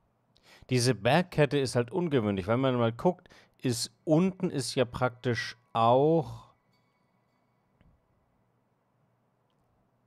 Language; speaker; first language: German; native; German